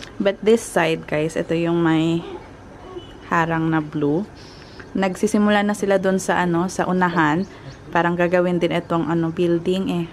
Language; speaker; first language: Filipino; non-native, local second language; Hiligaynon